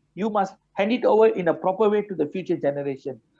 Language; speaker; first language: English; non-native, local second language; Malay